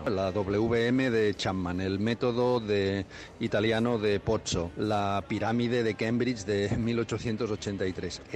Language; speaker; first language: Spanish; native; Spanish